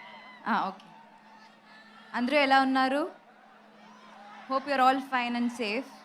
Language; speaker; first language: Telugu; non-native, learner; Tamil